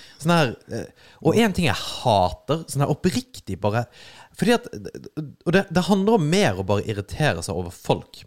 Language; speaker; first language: Norwegian; native; Norwegian